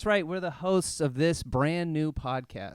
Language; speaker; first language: English; native; English